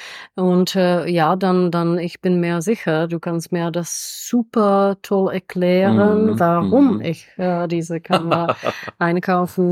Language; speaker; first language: German; non-native, fluent; Czech